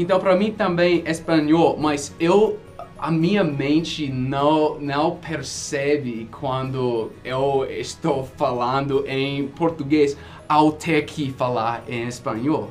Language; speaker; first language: Portuguese; non-native, fluent; English